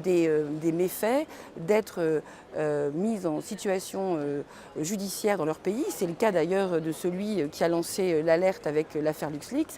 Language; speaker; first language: French; native; French